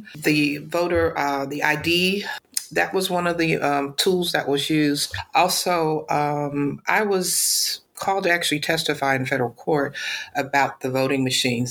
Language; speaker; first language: English; native; English